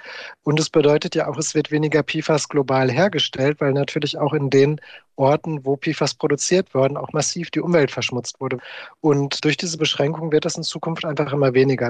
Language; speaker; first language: German; native; German